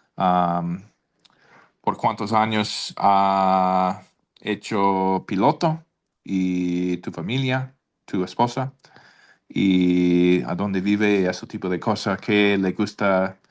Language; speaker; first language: Spanish; non-native, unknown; English